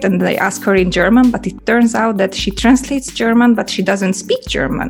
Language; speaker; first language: English; non-native, fluent; Hungarian